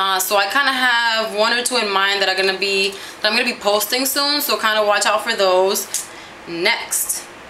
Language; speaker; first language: English; early bilingual, other home language; Spanish